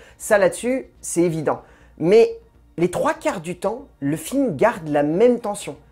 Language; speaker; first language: French; native; French